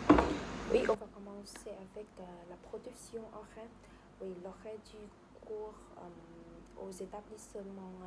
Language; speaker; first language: French; non-native, learner; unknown